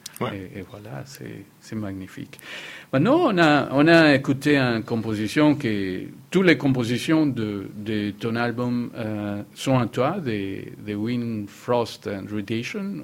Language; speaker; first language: French; non-native, fluent; Spanish